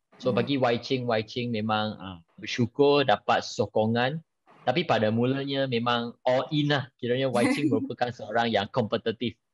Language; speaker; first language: Malay; non-native, local second language; Chinese